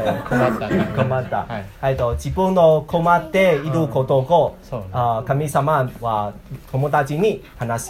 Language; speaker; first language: Japanese; non-native, learner; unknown